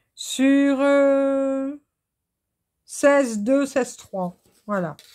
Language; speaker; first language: French; native; French